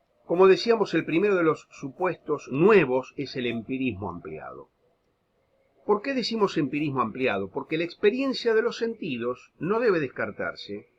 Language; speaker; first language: Spanish; native; Spanish